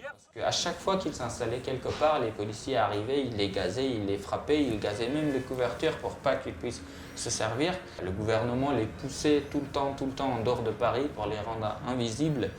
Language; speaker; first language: French; non-native, fluent; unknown